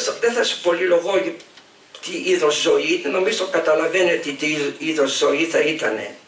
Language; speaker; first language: Greek; early bilingual, heritage; Greek